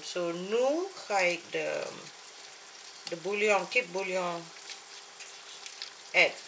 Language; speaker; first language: Dutch; non-native, learner; Malay